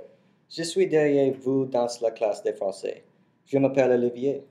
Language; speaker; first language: French; non-native, learner; English